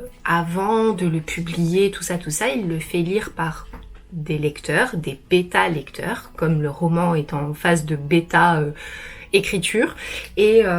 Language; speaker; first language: French; native; French